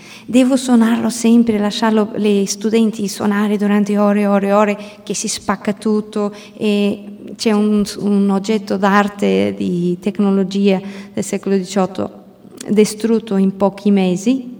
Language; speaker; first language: Italian; non-native, fluent; Portuguese